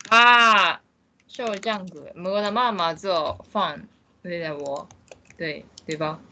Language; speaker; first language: Chinese; non-native, learner; Japanese